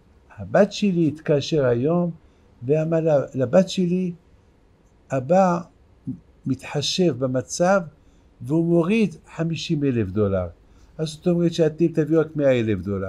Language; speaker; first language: Hebrew; non-native, fluent; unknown